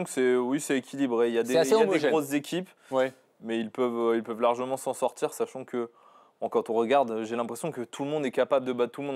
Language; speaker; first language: French; native; French